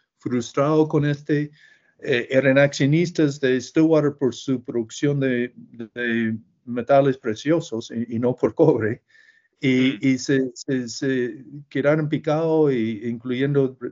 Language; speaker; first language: Spanish; non-native, learner; English